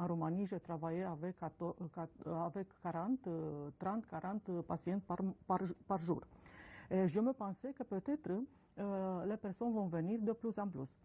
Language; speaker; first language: French; non-native, learner; Romanian